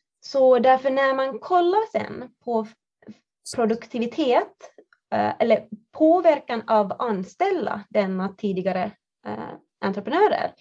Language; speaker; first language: Swedish; non-native, fluent; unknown